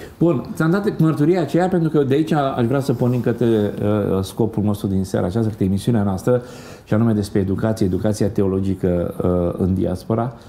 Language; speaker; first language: Romanian; native; Romanian